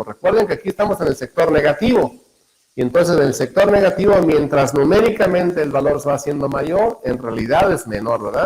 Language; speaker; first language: Spanish; native; Spanish